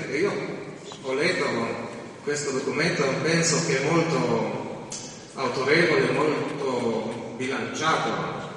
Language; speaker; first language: Italian; non-native, learner; Slovenian